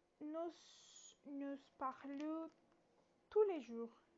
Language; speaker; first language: French; non-native, learner; Italian